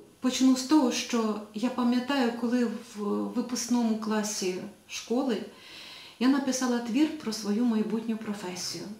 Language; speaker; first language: Ukrainian; native; Ukrainian